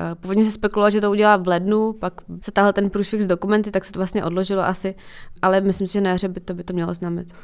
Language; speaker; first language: Czech; native; Czech